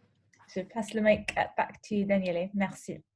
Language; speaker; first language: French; non-native, learner; English